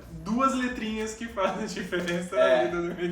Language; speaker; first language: Portuguese; native; Portuguese